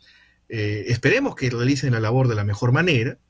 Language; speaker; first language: Spanish; native; Spanish